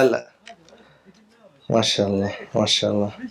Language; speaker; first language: Arabic; non-native, learner; Urdu